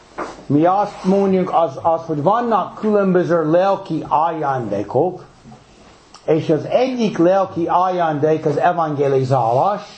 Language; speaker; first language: Hungarian; non-native, fluent; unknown